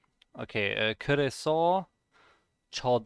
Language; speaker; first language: Korean; non-native, learner; German